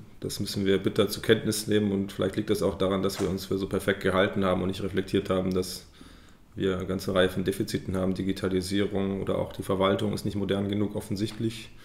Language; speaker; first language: German; native; German